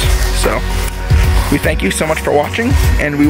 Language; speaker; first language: English; native; English